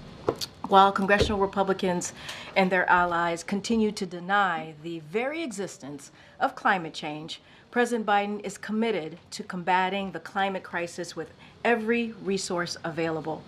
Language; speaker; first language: English; native; English